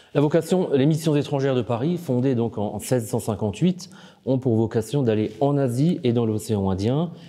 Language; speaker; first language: French; native; French